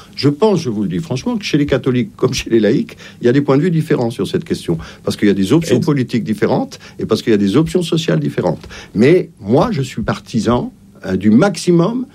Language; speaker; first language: French; native; French